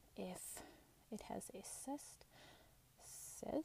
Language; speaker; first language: English; native; English